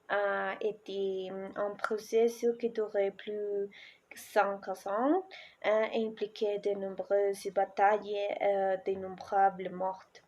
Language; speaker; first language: French; non-native, learner; Spanish